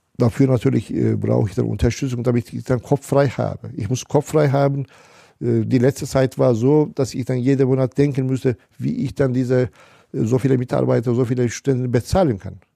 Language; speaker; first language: German; non-native, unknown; Turkish